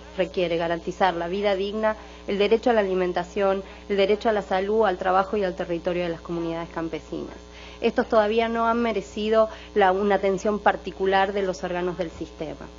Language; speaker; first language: Spanish; native; Spanish